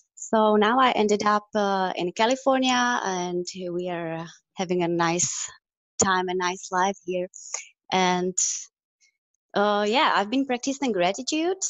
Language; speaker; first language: English; non-native, fluent; Czech